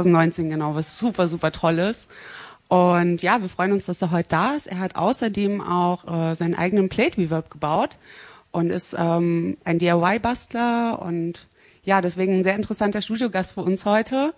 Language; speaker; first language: German; native; German